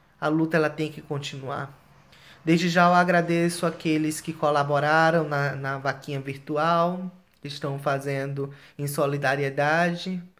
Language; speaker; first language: Portuguese; native; Portuguese